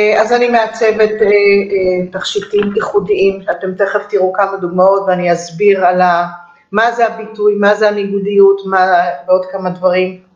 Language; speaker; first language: Hebrew; early bilingual, other home language; Romanian